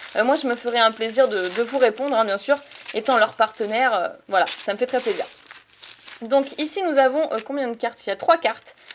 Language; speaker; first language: French; native; French